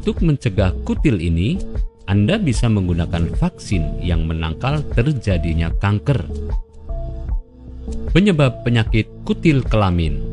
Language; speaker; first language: Indonesian; native; Indonesian